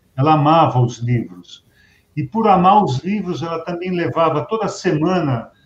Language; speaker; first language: Portuguese; native; Portuguese